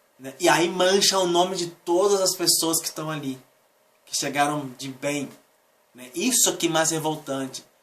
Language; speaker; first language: Portuguese; native; Portuguese